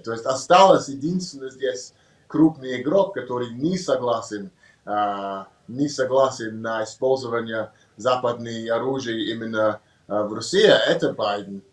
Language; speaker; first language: Russian; non-native, learner; English